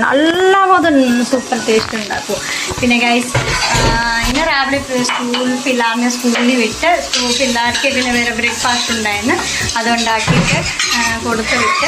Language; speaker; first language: Malayalam; non-native, learner; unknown